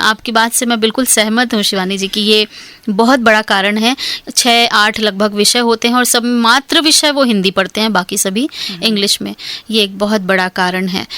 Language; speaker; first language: Hindi; native; Hindi